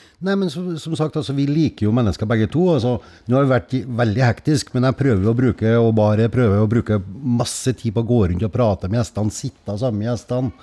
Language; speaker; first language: Norwegian; native; Norwegian